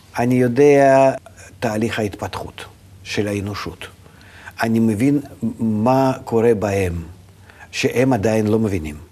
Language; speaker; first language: Hebrew; non-native, fluent; Russian